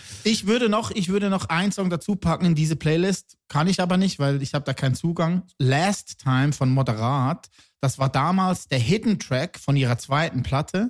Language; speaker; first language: German; native; German